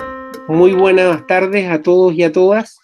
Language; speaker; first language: Spanish; native; Spanish